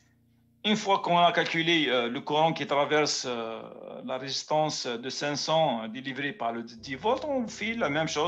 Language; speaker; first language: French; native; French